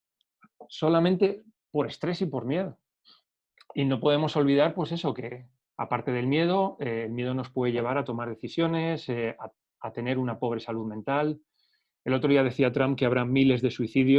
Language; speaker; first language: Spanish; native; Spanish